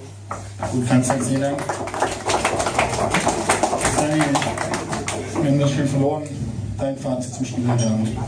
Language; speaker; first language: German; native; German